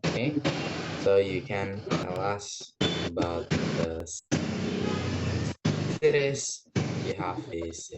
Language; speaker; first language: English; non-native, fluent; Indonesian